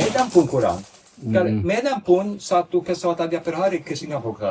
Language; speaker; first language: Indonesian; non-native, fluent; Swedish